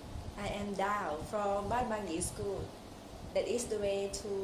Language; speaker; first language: English; non-native, local second language; Thai